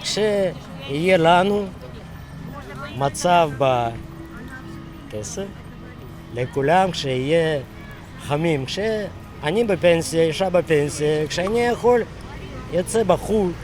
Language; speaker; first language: Hebrew; non-native, learner; Russian